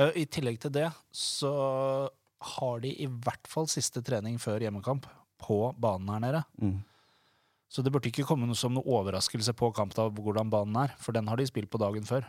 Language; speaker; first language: Norwegian; native; Norwegian